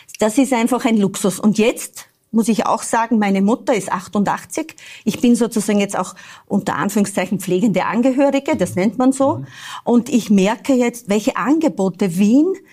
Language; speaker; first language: German; native; German